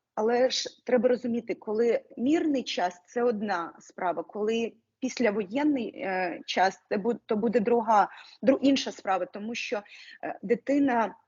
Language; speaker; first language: Ukrainian; non-native, local second language; Russian